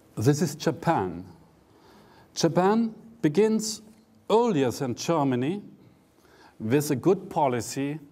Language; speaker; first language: English; non-native, fluent; German